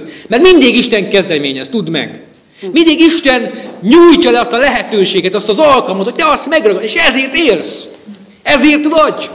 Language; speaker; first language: Hungarian; native; Hungarian